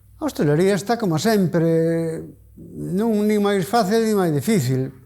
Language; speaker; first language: Galician; native; Galician